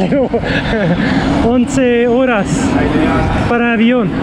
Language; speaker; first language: Spanish; non-native, learner; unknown